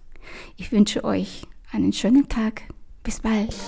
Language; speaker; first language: German; non-native, fluent; Spanish